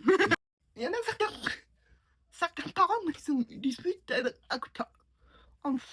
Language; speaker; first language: French; non-native, learner; Mongolian